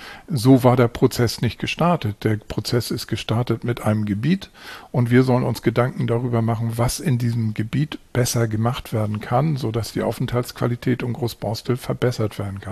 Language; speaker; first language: German; native; German